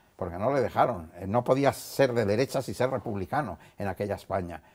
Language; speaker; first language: Spanish; native; Spanish